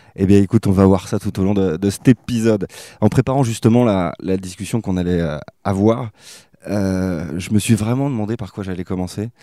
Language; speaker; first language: French; native; French